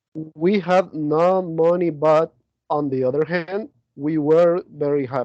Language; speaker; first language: English; non-native, learner; Spanish